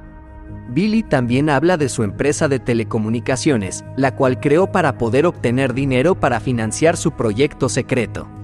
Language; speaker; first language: Spanish; native; Spanish